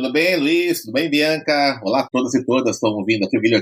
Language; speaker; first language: Portuguese; native; Portuguese